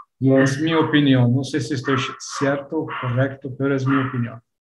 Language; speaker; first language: Spanish; non-native, learner; Portuguese